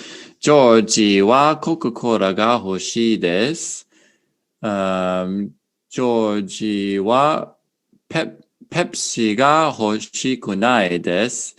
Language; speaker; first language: Japanese; non-native, learner; English